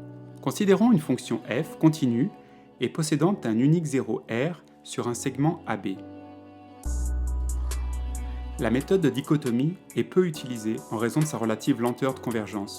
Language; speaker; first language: French; native; French